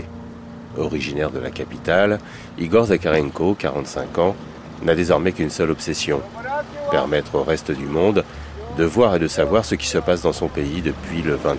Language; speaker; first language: French; native; French